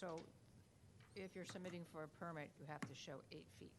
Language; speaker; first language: English; native; English